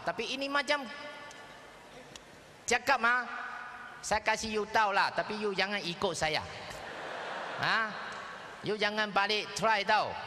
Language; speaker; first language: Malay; non-native, local second language; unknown